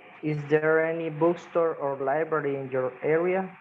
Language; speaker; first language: English; non-native, fluent; Spanish